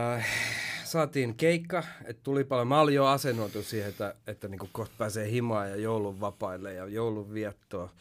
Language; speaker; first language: Finnish; early bilingual, heritage; Finnish